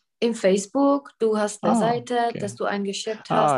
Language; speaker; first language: German; non-native, fluent; Czech